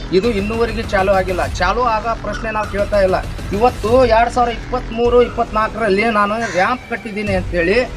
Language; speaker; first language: Kannada; non-native, local second language; Lambadi